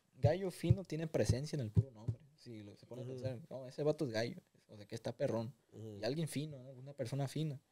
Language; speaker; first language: Spanish; early bilingual, heritage; Spanish